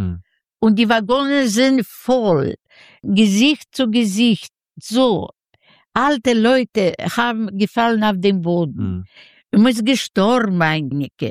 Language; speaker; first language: German; non-native, fluent; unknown